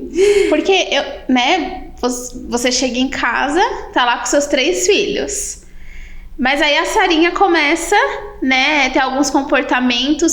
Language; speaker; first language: Portuguese; native; Portuguese